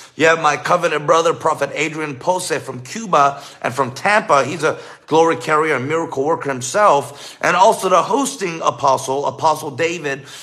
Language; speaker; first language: English; native; English